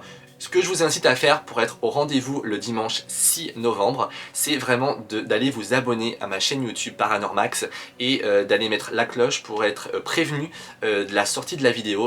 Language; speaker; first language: French; native; French